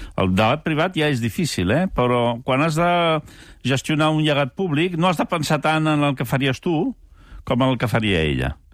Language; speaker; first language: Catalan; early bilingual, other home language; French